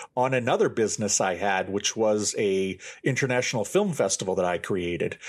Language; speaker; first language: English; native; English